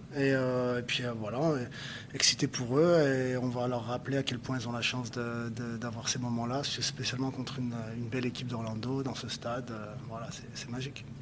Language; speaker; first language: French; native; French